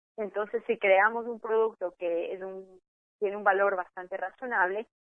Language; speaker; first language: Spanish; native; Spanish